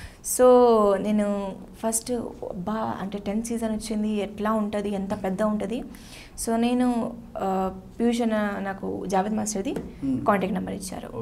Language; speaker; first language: Telugu; non-native, learner; Hindi